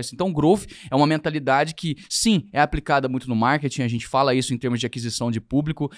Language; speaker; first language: Portuguese; native; Portuguese